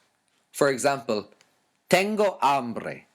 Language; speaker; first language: Spanish; non-native, fluent; English